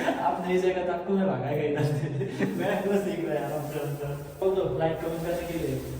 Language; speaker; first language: Hindi; non-native, local second language; Bangla